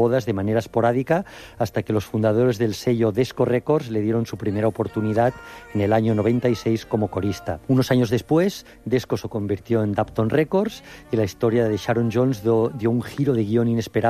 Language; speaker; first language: Spanish; native; Spanish